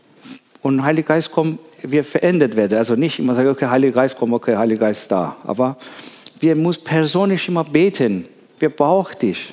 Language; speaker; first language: German; non-native, learner; Persian